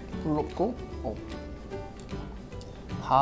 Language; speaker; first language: Korean; non-native, learner; English